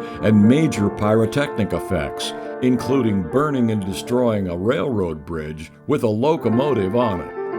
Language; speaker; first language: English; native; English